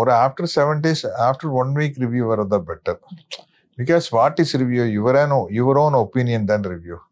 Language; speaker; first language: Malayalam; non-native, learner; Tamil